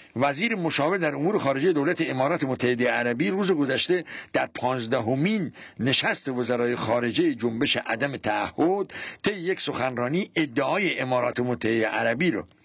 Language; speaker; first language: Persian; non-native, local second language; Central Kurdish